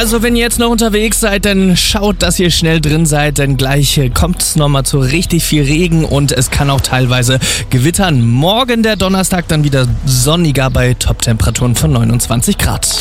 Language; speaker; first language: German; native; German